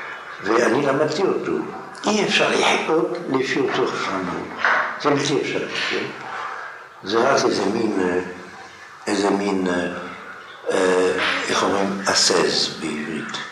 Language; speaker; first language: Hebrew; non-native, fluent; French